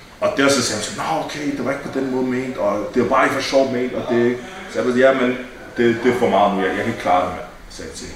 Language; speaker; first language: Danish; early bilingual, other home language; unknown